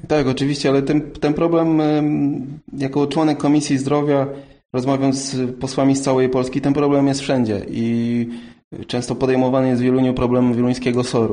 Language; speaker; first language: Polish; native; Polish